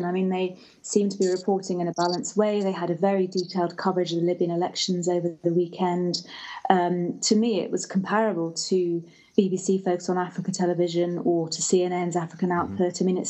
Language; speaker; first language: English; native; English